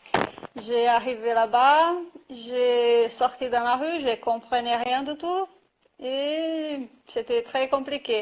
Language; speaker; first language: French; non-native, fluent; Portuguese